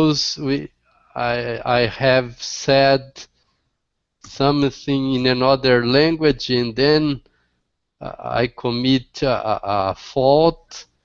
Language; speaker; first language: English; non-native, learner; Portuguese